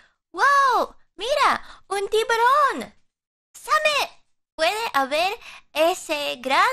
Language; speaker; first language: Spanish; non-native, learner; English